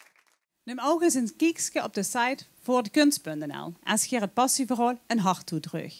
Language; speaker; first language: Dutch; native; Dutch